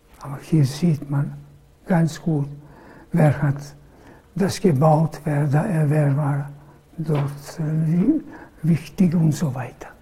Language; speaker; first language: German; non-native, local second language; Serbian